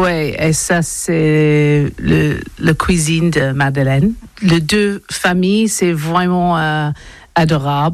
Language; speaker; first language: French; non-native, learner; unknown